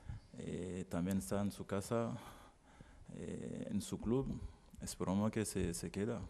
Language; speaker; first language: Spanish; non-native, learner; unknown